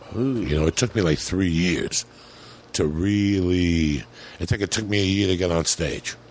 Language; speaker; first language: English; native; English